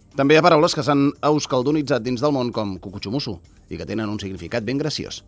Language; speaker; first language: Catalan; native; Catalan